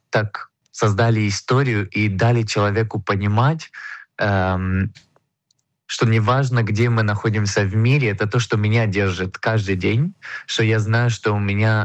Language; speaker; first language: Russian; non-native, fluent; Hebrew